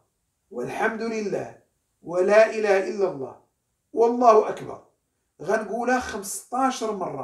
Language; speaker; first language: Arabic; native; Arabic